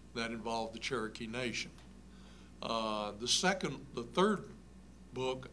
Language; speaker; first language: English; native; English